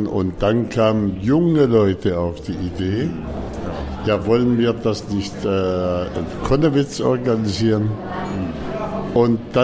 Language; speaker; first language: German; non-native, fluent; Arabic